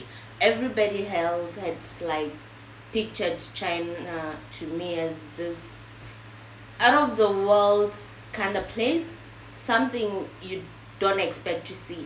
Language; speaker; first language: English; non-native, local second language; Southern Sotho